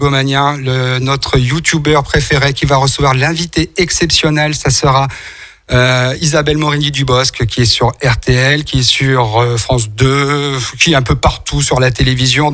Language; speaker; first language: French; native; French